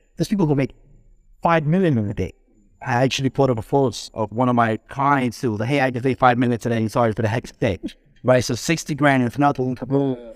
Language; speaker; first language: English; early bilingual, other home language; Spanish